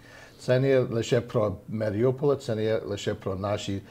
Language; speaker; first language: Ukrainian; early bilingual, heritage; Ukrainian